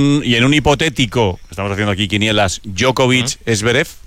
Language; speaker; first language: Spanish; native; Spanish